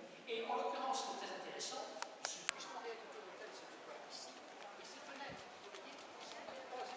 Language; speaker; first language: French; native; French